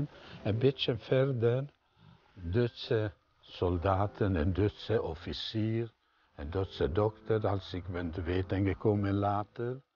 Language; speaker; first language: Dutch; non-native, fluent; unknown